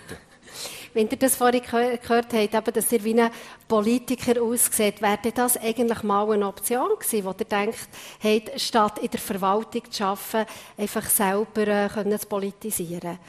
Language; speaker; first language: German; native; German